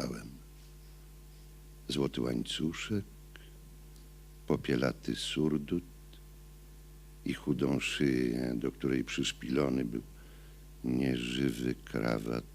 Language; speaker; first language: Polish; native; Polish